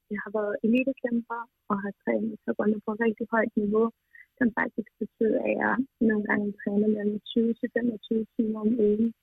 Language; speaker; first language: Danish; early bilingual, other home language; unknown